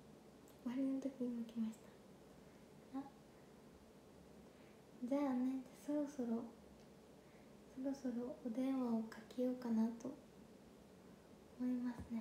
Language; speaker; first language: Japanese; native; Japanese